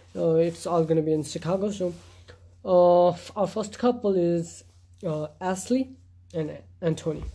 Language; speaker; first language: English; non-native, local second language; Nepali